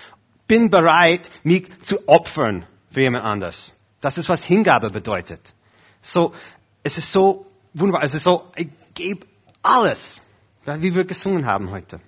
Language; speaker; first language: German; non-native, fluent; English